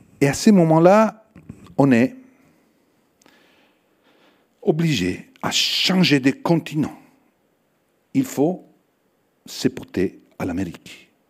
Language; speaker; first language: French; non-native, fluent; Italian